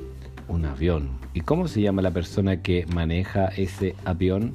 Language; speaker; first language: Spanish; native; Spanish